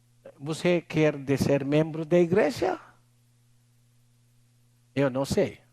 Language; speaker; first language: Portuguese; non-native, learner; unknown